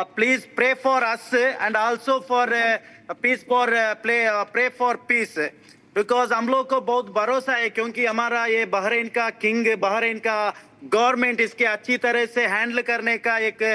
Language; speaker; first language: Hindi; non-native, local second language; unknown